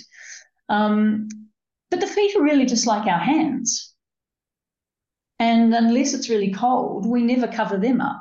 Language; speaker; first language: English; native; English